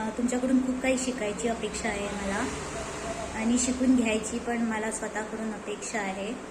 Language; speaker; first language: Marathi; non-native, local second language; Konkani